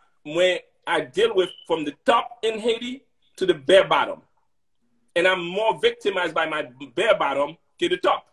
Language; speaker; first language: English; non-native, fluent; Haitian Creole